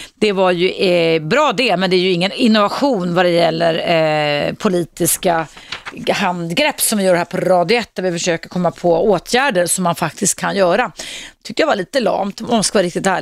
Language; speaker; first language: Swedish; native; Swedish